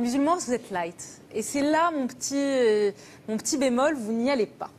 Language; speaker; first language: French; native; French